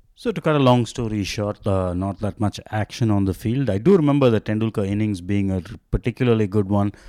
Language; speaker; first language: English; non-native, local second language; Tamil